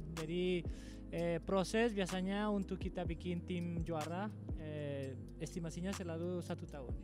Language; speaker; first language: Indonesian; non-native, fluent; Spanish